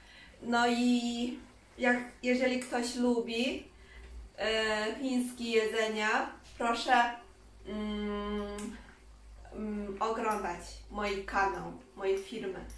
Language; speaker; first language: Polish; non-native, learner; Chinese